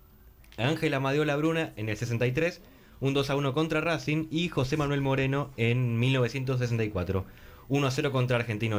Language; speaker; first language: Spanish; native; Spanish